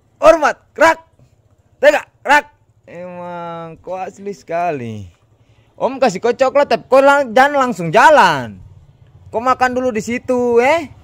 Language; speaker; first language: Indonesian; native; Indonesian